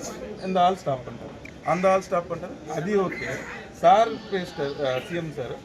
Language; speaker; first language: Tamil; non-native, local second language; Telugu